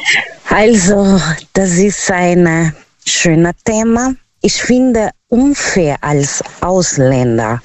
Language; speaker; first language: German; non-native, learner; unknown